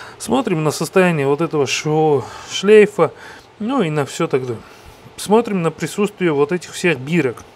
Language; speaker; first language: Russian; non-native, fluent; Georgian